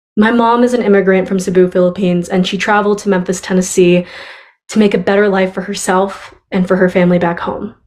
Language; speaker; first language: English; native; English